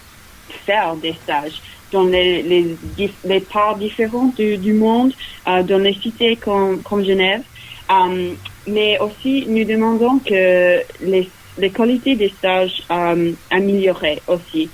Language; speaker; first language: French; non-native, fluent; English